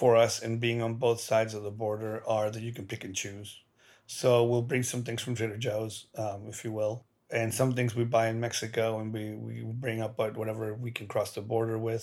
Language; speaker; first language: English; early bilingual, other home language; Spanish